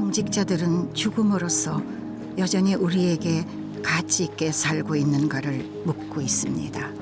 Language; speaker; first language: Korean; native; Korean